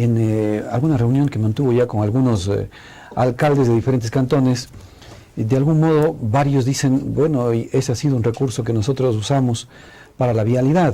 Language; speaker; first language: Spanish; native; Spanish